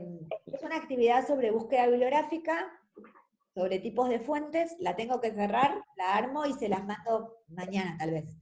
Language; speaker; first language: Spanish; native; Spanish